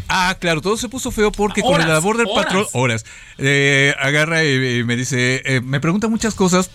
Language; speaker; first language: Spanish; native; Spanish